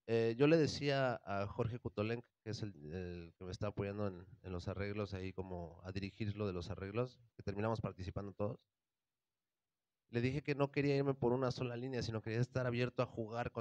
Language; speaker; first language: Spanish; native; Spanish